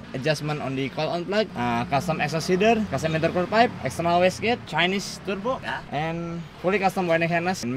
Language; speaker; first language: English; non-native, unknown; Indonesian